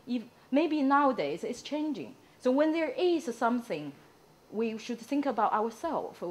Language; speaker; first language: English; non-native, fluent; Chinese